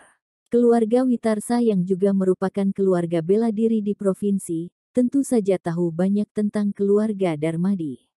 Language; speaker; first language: Indonesian; native; Indonesian